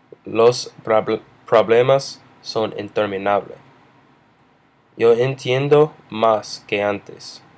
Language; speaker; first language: Spanish; non-native, learner; English